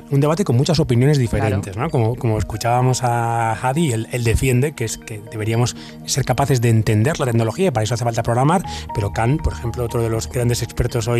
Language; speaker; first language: Spanish; native; Spanish